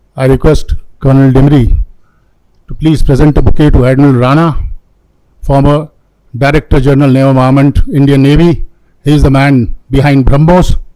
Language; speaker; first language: English; non-native, local second language; Hindi